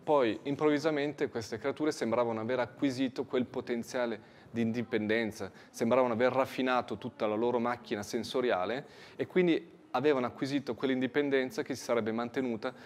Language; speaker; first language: Italian; native; Italian